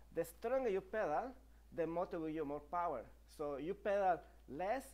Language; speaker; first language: English; non-native, fluent; Spanish